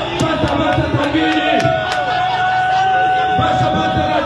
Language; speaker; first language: Italian; non-native, fluent; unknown